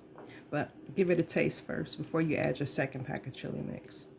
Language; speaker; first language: English; native; English